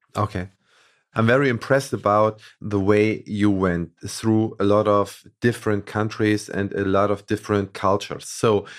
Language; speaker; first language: English; non-native, fluent; German